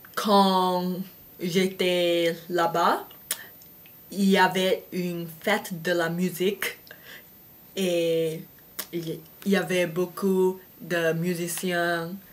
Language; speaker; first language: French; non-native, fluent; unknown